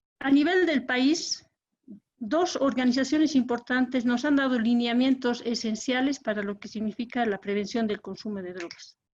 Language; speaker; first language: Spanish; native; Spanish